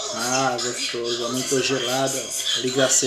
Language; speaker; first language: Portuguese; non-native, learner; Haitian Creole